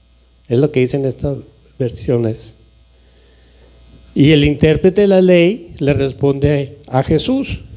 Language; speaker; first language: Spanish; native; Spanish